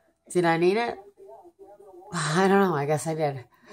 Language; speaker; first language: English; native; English